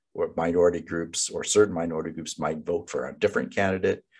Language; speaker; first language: English; native; English